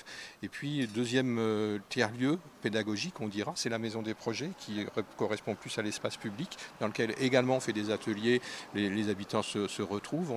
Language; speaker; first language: French; native; French